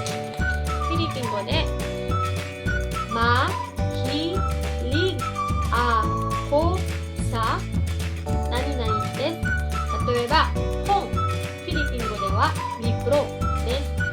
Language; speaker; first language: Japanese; non-native, fluent; Filipino